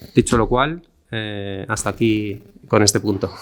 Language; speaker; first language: Spanish; non-native, local second language; Catalan